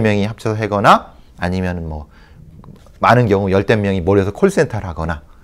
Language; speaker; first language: Korean; native; Korean